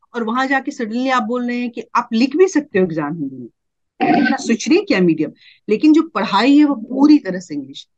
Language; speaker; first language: Hindi; native; Hindi